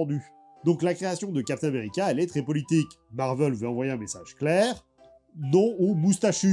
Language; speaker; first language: French; native; French